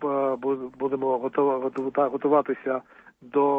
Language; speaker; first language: Ukrainian; non-native, fluent; Georgian